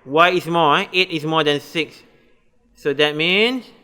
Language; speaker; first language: English; non-native, local second language; Malay